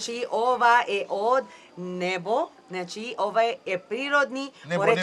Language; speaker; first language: Macedonian; non-native, learner; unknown